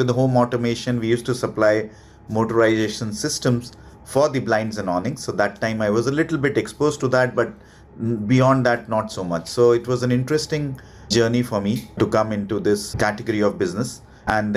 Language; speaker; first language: English; non-native, local second language; Hindi